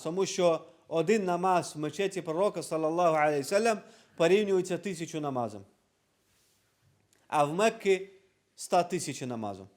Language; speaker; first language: Ukrainian; non-native, local second language; Crimean Tatar